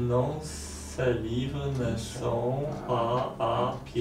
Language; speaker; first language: French; non-native, learner; Polish